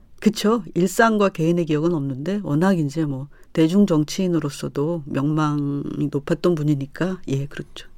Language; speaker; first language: Korean; native; Korean